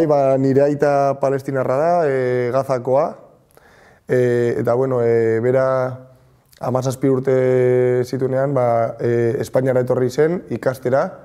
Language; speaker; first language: Basque; non-native, local second language; Spanish